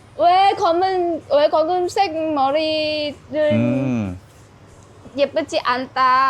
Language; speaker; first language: Korean; non-native, learner; Vietnamese